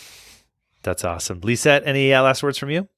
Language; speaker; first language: English; native; English